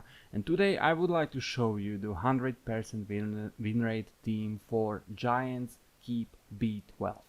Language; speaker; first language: English; non-native, fluent; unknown